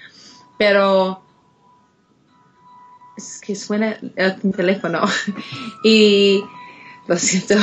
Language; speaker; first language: Spanish; non-native, fluent; English